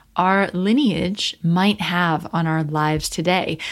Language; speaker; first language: English; native; English